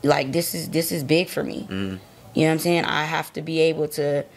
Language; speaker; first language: English; native; English